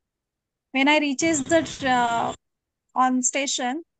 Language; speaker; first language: English; non-native, learner; Marathi